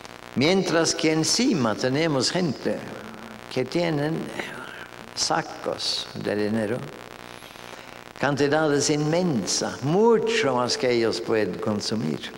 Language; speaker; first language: Spanish; non-native, fluent; Norwegian